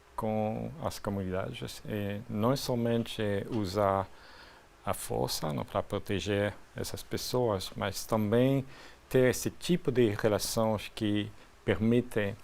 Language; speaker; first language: Portuguese; non-native, fluent; French